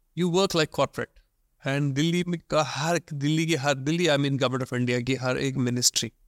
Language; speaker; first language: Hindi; non-native, local second language; Kashmiri